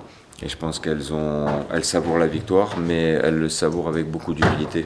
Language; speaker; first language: French; native; French